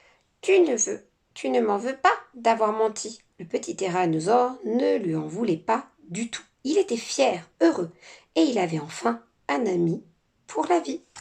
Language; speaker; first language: French; native; French